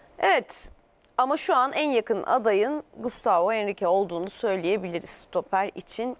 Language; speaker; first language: Turkish; native; Turkish